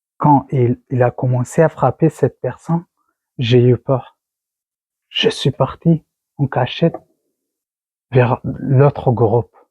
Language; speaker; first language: French; non-native, learner; Persian